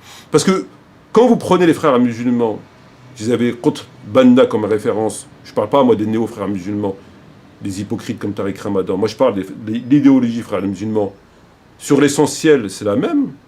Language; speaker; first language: French; native; French